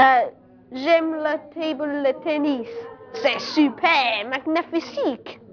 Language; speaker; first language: French; non-native, learner; English